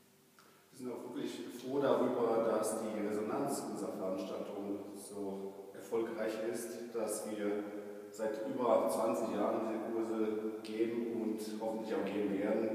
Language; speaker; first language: German; native; German